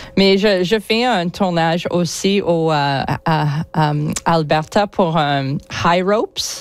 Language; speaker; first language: French; non-native, learner; English